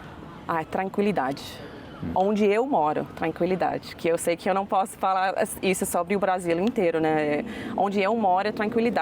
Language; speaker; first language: Portuguese; non-native, fluent; English